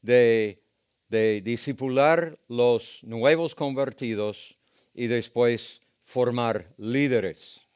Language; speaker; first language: Spanish; non-native, fluent; English